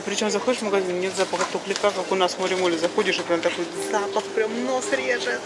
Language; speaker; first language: Russian; native; Russian